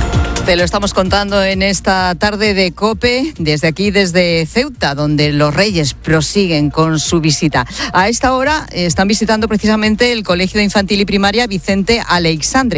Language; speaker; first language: Spanish; native; Spanish